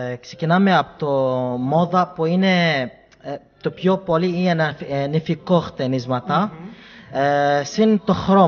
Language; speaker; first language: Greek; non-native, fluent; Arabic